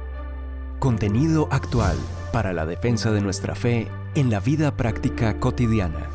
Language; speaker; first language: Spanish; native; Spanish